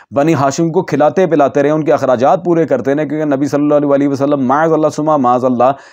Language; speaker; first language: Urdu; native; Urdu